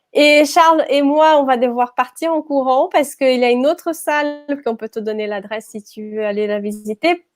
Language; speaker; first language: French; non-native, fluent; Portuguese